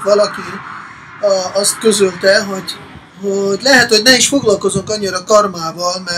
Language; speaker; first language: Hungarian; non-native, fluent; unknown